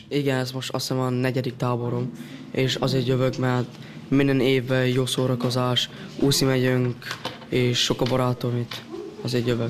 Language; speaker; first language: Hungarian; early bilingual, heritage; German